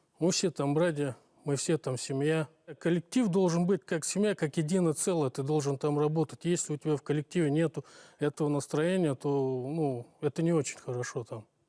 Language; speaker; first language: Russian; native; Russian